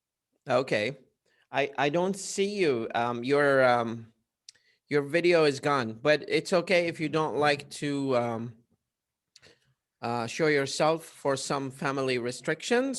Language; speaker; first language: English; non-native, fluent; Arabic